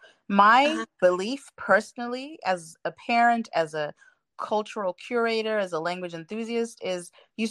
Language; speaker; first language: English; non-native, local second language; Shona